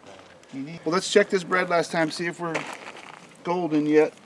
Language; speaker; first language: English; native; English